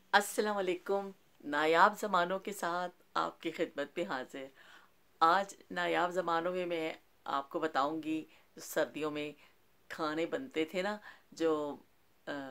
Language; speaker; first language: Urdu; non-native, local second language; Punjabi